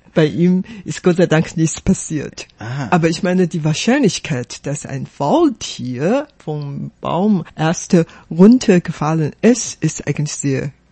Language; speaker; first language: German; non-native, fluent; Chinese